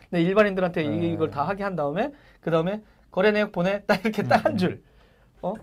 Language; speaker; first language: Korean; native; Korean